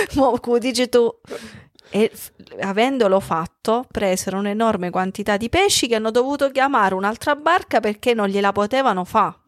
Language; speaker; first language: Italian; native; Italian